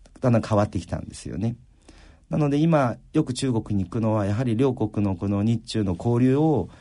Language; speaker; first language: Japanese; early bilingual, other home language; Chinese